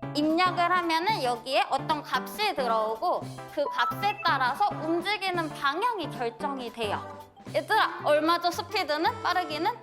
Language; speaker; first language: Korean; native; Korean